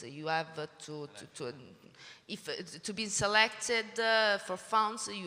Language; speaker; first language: English; non-native, learner; Italian